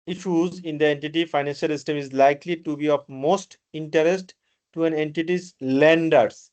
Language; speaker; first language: English; non-native, local second language; Bangla